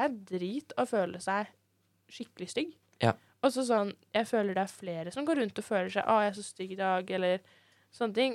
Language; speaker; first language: Norwegian; native; Norwegian